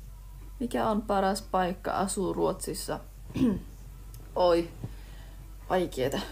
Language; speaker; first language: Finnish; early bilingual, heritage; Finnish